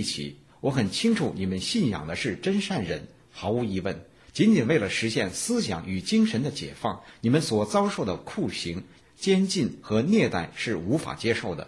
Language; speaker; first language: Chinese; native; Chinese